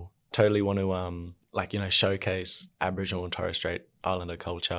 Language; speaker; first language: English; native; English